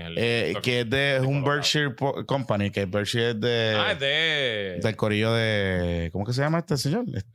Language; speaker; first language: Spanish; native; Spanish